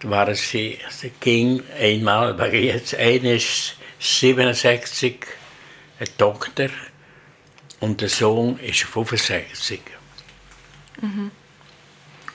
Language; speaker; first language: German; non-native, learner; Italian